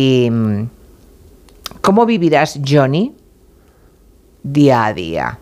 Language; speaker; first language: Spanish; native; Spanish